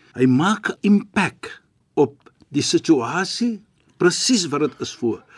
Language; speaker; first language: Afrikaans; non-native, fluent; Arabic